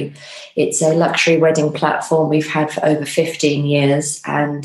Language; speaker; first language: English; native; English